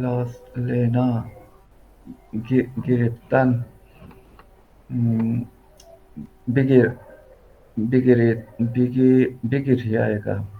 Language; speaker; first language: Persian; non-native, learner; Urdu